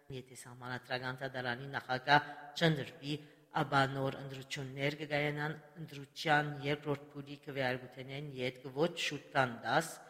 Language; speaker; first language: Armenian; early bilingual, heritage; Armenian